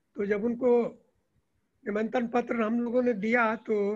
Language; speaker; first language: Hindi; native; Hindi